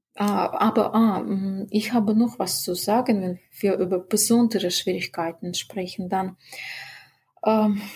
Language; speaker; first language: German; non-native, fluent; Russian